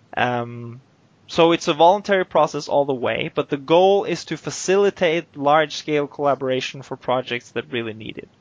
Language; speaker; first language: English; non-native, fluent; Norwegian